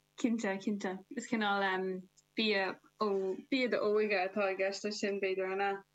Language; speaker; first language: Irish; non-native, local second language; English